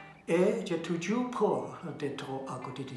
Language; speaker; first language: French; non-native, learner; Japanese